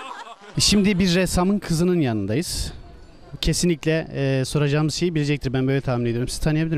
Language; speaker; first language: Turkish; native; Turkish